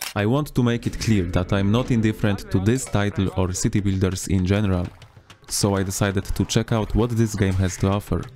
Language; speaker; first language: English; non-native, fluent; Polish